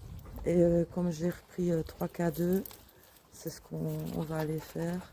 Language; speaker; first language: French; native; French